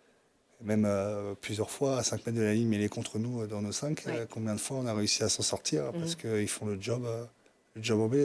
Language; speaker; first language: French; native; French